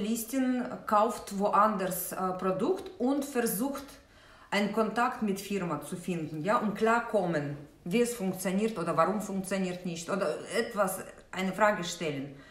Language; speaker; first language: German; non-native, fluent; Russian